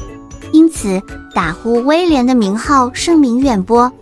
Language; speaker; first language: Chinese; native; Chinese